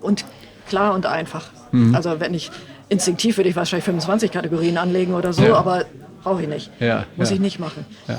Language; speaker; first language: German; native; German